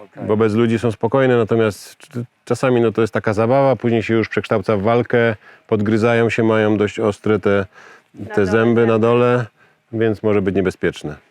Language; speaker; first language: Polish; native; Polish